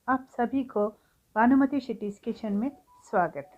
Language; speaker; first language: Hindi; non-native, local second language; Tulu